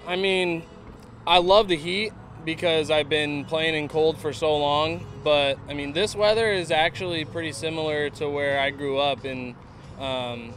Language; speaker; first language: English; native; English